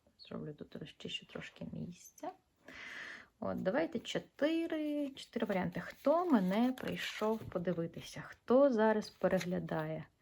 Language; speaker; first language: Ukrainian; non-native, local second language; Russian